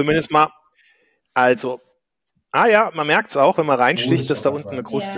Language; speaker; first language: German; native; German